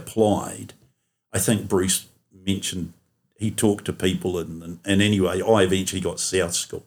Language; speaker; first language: English; native; English